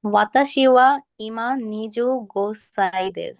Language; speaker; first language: Japanese; non-native, learner; Bangla